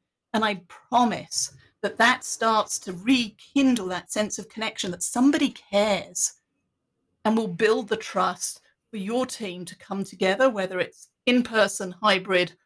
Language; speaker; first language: English; native; English